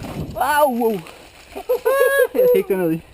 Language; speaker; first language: Danish; native; Danish